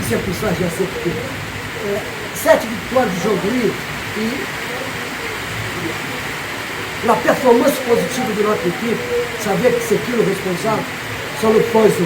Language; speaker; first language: French; non-native, learner; Portuguese